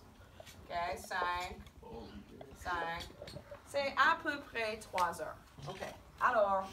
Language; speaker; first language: French; non-native, fluent; English